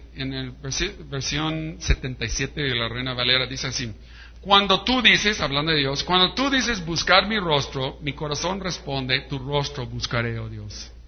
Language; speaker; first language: Spanish; early bilingual, heritage; Spanish